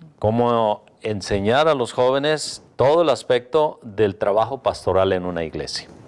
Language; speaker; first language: Spanish; native; Spanish